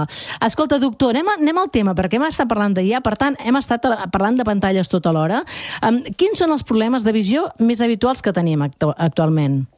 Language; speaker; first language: Catalan; native; Catalan